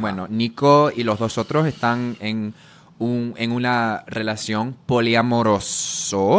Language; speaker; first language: Spanish; non-native, learner; English